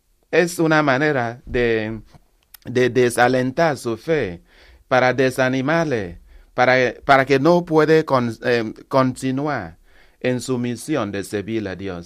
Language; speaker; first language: Spanish; non-native, learner; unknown